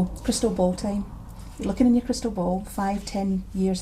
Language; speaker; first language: English; native; English